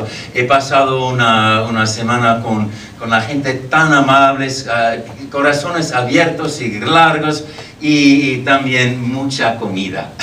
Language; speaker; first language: Spanish; non-native, fluent; English